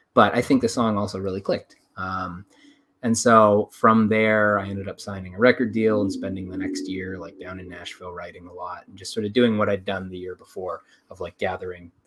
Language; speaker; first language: English; native; English